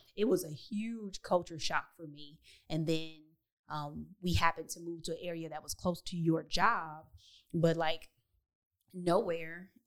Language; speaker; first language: English; native; English